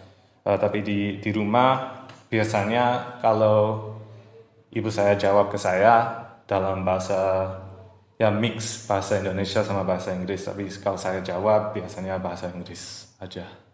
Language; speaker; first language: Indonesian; early bilingual, heritage; English